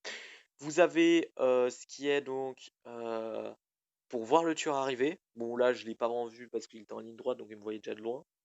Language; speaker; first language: French; native; French